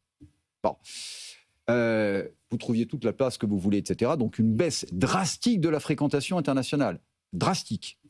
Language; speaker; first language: French; native; French